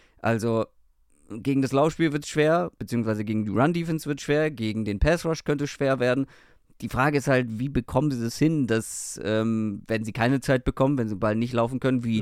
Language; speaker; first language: German; native; German